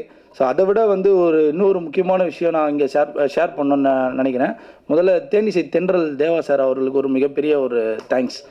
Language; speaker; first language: Tamil; native; Tamil